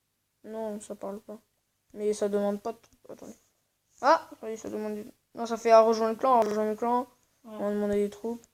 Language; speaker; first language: French; native; French